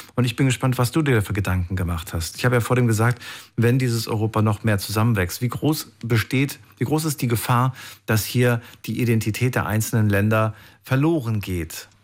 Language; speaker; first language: German; native; German